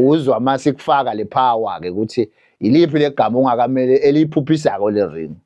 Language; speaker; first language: Zulu; non-native, local second language; Swati